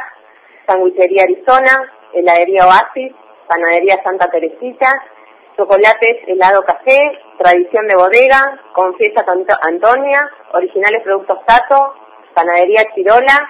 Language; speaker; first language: Spanish; native; Spanish